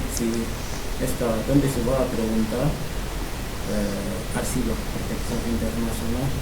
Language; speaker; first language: Spanish; non-native, learner; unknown